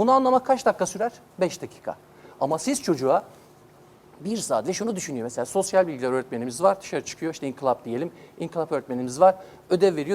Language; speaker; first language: Turkish; native; Turkish